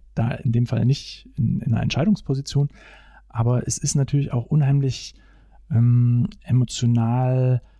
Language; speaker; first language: German; native; German